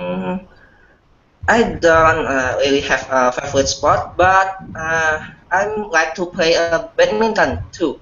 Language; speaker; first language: English; non-native, learner; Indonesian